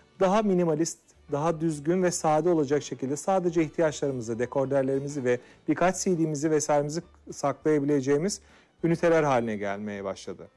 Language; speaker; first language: Turkish; native; Turkish